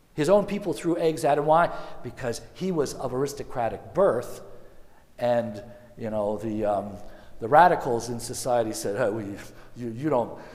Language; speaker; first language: English; early bilingual, other home language; Ukrainian